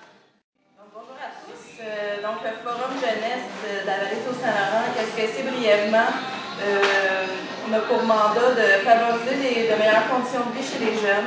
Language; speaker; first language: French; native; French